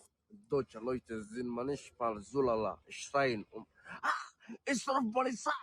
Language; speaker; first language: German; non-native, learner; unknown